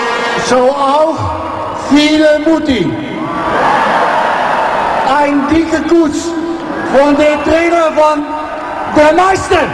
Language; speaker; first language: German; non-native, learner; Dutch